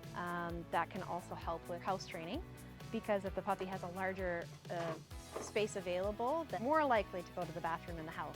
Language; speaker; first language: English; native; English